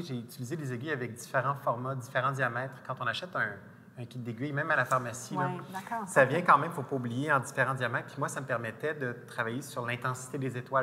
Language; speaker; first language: French; native; French